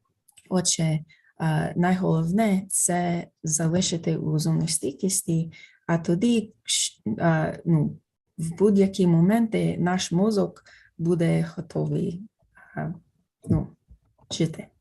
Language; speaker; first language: Ukrainian; non-native, fluent; English